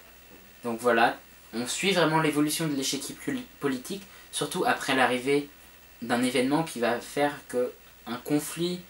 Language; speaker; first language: French; native; French